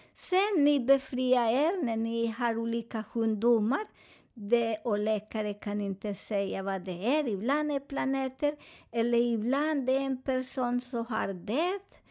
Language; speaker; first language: Swedish; non-native, fluent; Spanish